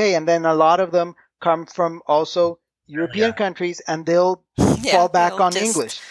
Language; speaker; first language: English; non-native, fluent; Spanish